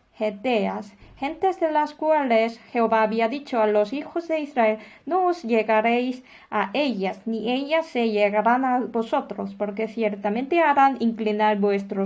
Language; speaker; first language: Spanish; non-native, fluent; Korean